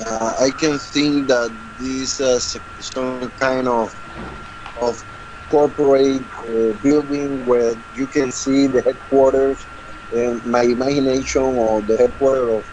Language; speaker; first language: English; non-native, learner; Spanish